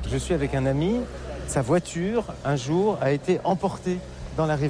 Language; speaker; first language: French; native; French